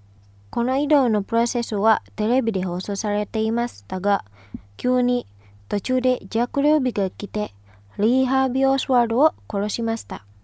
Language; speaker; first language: Japanese; non-native, fluent; Indonesian